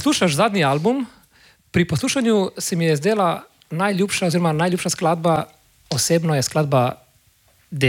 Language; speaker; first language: Slovenian; native; Slovenian